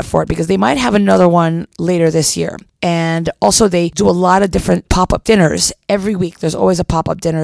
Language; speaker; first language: English; non-native, local second language; Filipino